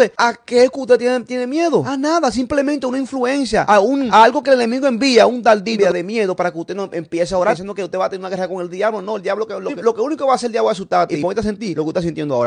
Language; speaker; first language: Spanish; native; Spanish